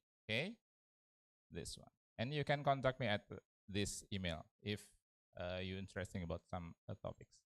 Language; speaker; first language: English; non-native, learner; Indonesian